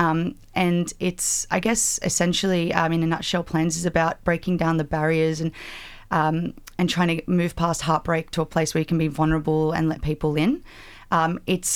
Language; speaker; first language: English; native; English